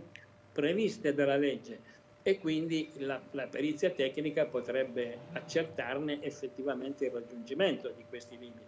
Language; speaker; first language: Italian; native; Italian